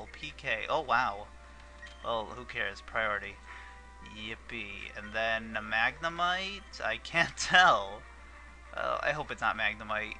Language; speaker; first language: English; native; English